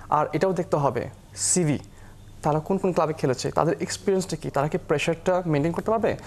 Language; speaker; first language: Bangla; early bilingual, heritage; Bangla